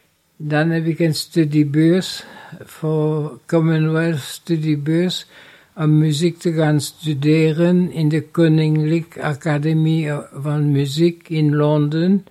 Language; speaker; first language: Dutch; non-native, fluent; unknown